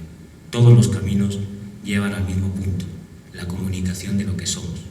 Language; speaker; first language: Spanish; native; Spanish